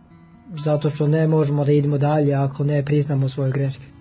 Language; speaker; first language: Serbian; non-native, learner; Norwegian